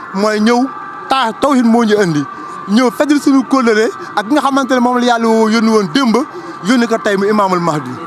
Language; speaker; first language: Wolof; native; Wolof